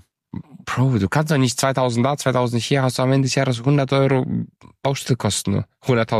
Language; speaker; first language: German; early bilingual, other home language; Romanian